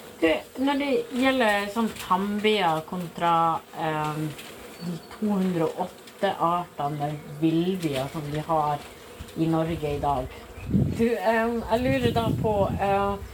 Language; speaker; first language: Norwegian; native; Norwegian